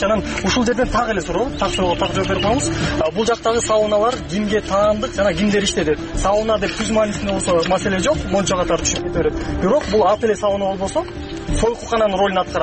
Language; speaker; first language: Kyrgyz; native; Kyrgyz